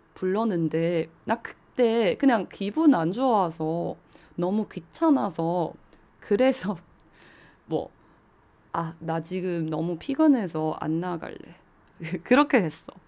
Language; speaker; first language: Korean; non-native, fluent; Chinese